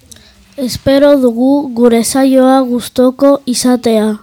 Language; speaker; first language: Basque; non-native, learner; Spanish